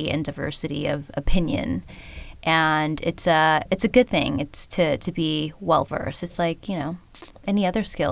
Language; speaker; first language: English; early bilingual, other home language; Khmer